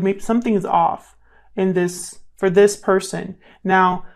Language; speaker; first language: English; native; English